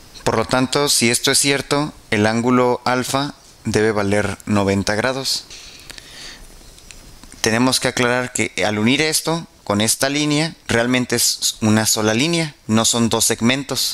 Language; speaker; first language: Spanish; native; Spanish